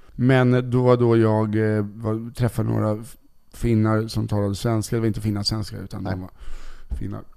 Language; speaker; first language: Swedish; native; Swedish